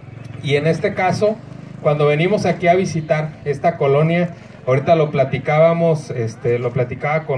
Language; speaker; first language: Spanish; native; Spanish